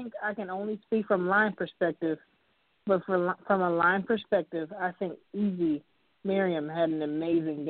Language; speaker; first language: English; native; English